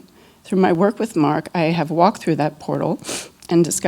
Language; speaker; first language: English; native; English